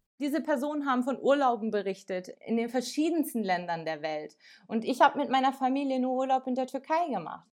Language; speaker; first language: German; early bilingual, other home language; Turkish